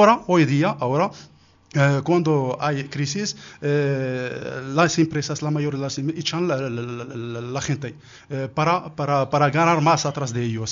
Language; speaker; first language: Spanish; non-native, learner; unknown